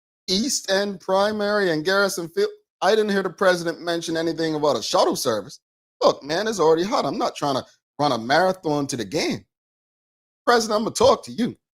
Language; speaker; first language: English; native; English